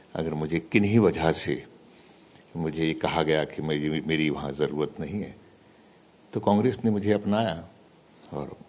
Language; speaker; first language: Hindi; native; Hindi